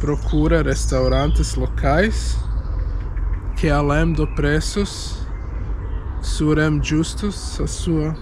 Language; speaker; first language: Portuguese; non-native, learner; Croatian